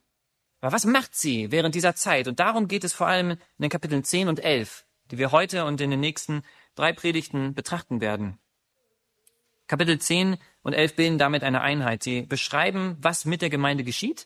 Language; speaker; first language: German; native; German